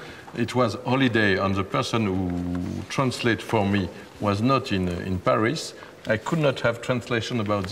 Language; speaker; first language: English; non-native, learner; French